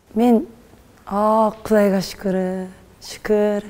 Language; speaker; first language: Kazakh; non-native, learner; Korean